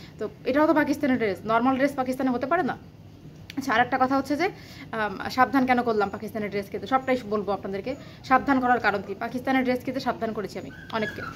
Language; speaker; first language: Bangla; native; Bangla